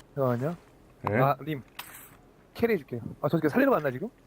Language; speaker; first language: Korean; native; Korean